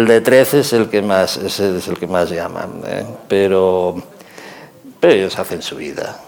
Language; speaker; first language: Spanish; native; Spanish